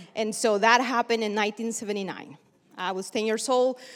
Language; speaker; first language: English; early bilingual, other home language; Spanish